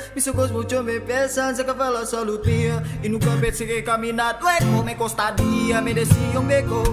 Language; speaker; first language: English; non-native, fluent; Indonesian